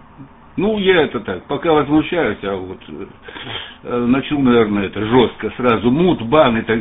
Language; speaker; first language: Russian; native; Russian